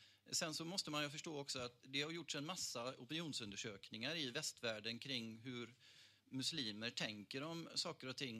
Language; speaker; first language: Swedish; native; Swedish